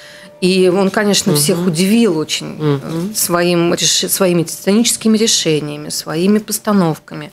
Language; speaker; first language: Russian; native; Russian